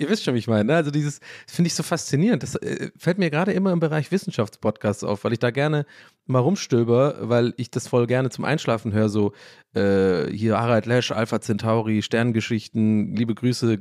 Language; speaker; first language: German; early bilingual, other home language; English